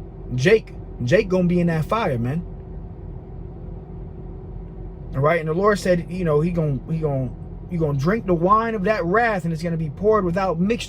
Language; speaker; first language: English; native; English